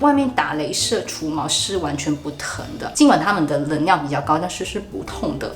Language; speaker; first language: Chinese; non-native, local second language; Cantonese